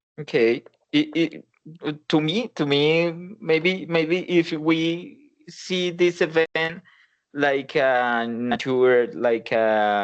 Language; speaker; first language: English; non-native, learner; Spanish